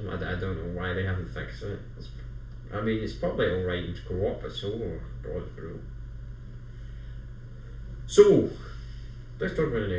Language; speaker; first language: English; native; English